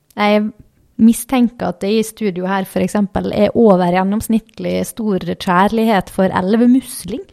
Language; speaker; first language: Norwegian; native; Norwegian